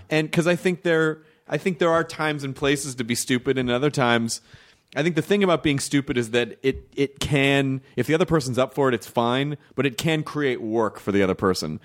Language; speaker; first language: English; native; English